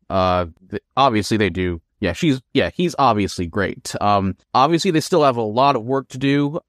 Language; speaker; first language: English; non-native, local second language; Filipino